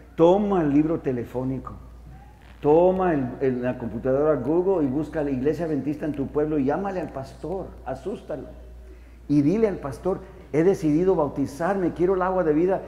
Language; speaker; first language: Spanish; early bilingual, heritage; Spanish